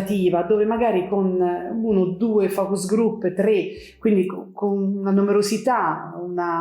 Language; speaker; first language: Italian; native; Italian